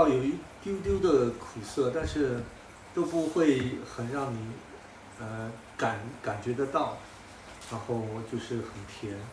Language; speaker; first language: Chinese; native; Chinese